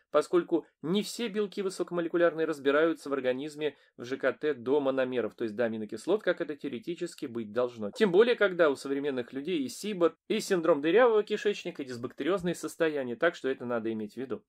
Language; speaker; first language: Russian; native; Russian